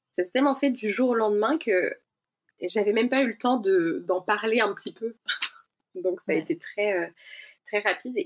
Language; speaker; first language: French; native; French